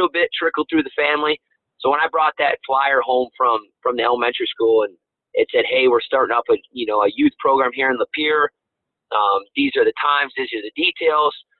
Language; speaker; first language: English; native; English